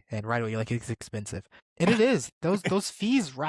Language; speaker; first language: English; native; English